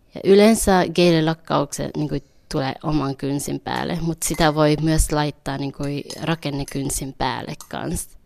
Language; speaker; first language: Finnish; early bilingual, other home language; Vietnamese